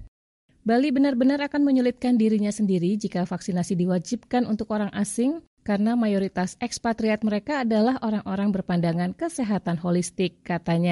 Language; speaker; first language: Indonesian; native; Indonesian